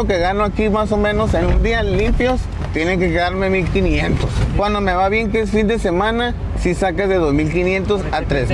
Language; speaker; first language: Spanish; native; Spanish